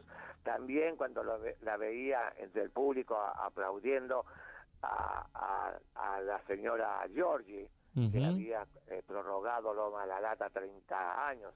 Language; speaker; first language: Spanish; native; Spanish